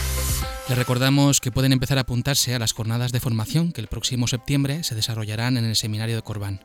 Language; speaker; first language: Spanish; native; Spanish